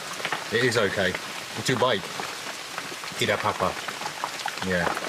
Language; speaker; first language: Indonesian; non-native, learner; English